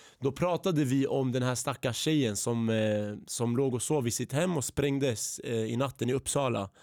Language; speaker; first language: Swedish; early bilingual, other home language; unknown